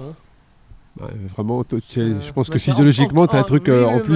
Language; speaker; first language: French; native; French